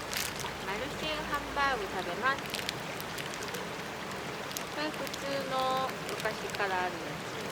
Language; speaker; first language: Japanese; native; Japanese